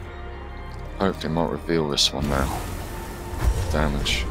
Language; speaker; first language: English; native; English